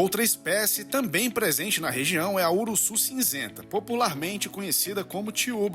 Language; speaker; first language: Portuguese; native; Portuguese